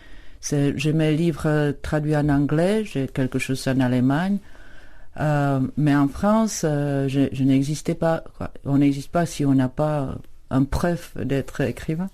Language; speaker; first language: French; non-native, fluent; Czech